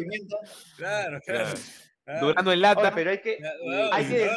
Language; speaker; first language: Spanish; native; Spanish